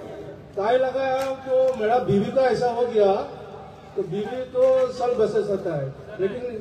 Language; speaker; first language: Hindi; non-native, local second language; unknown